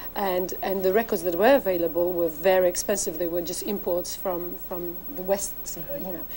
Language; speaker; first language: English; non-native, fluent; Polish